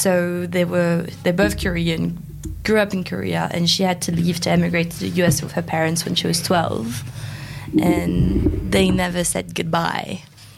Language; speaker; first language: English; non-native, fluent; French